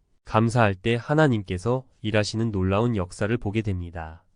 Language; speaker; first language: Korean; native; Korean